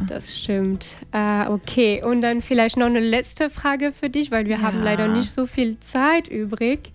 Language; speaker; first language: German; non-native, fluent; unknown